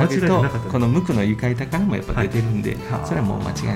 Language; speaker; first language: Japanese; native; Japanese